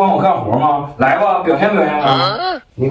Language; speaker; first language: Chinese; native; Chinese